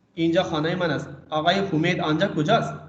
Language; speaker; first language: Persian; non-native, fluent; Urdu